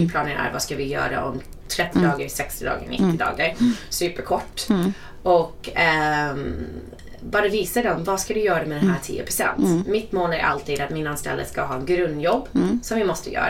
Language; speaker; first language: Swedish; non-native, fluent; English